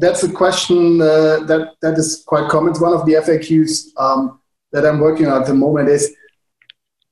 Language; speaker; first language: English; non-native, fluent; German